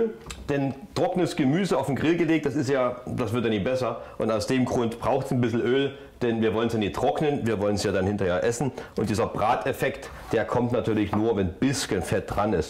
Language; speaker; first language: German; native; German